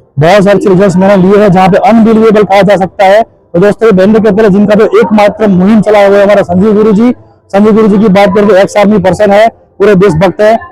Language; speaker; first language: Hindi; native; Hindi